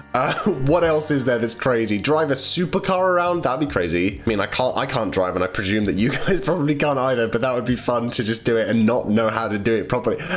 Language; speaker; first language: English; native; English